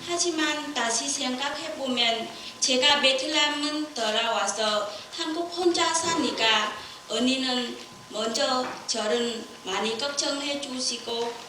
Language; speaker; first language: Korean; non-native, learner; Vietnamese